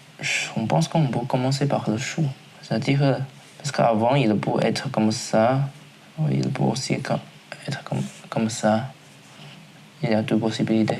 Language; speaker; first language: French; non-native, learner; Chinese